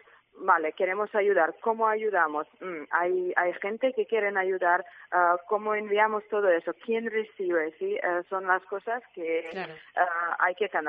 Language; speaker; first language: Spanish; non-native, fluent; Ukrainian